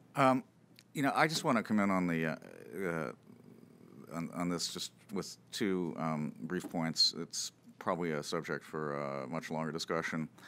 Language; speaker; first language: English; native; English